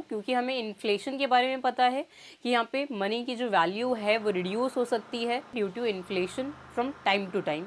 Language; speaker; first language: Hindi; native; Hindi